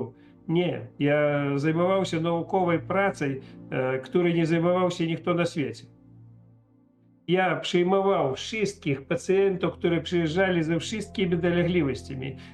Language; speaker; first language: Polish; non-native, learner; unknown